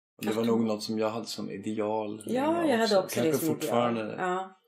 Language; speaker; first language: Swedish; native; Swedish